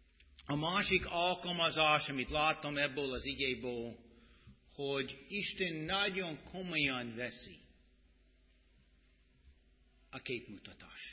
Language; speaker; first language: Hungarian; non-native, fluent; English